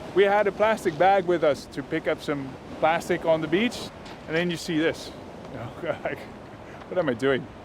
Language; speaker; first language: English; non-native, fluent; Dutch